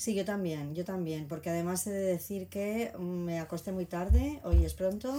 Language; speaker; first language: Spanish; native; Spanish